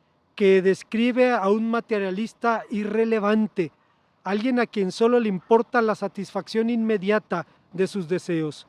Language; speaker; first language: Spanish; native; Spanish